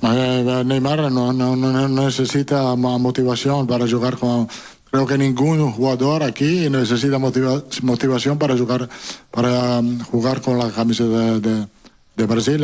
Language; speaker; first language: Portuguese; non-native, learner; Italian